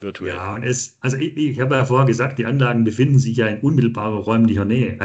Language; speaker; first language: German; native; German